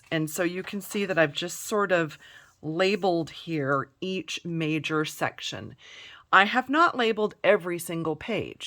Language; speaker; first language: English; native; English